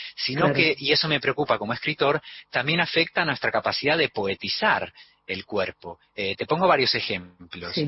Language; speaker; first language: Spanish; native; Spanish